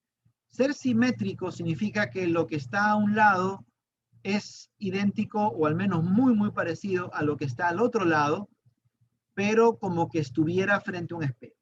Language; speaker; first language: Spanish; native; Spanish